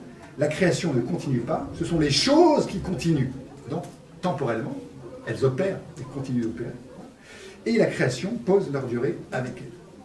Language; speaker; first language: French; native; French